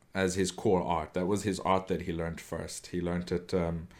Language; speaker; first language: English; native; English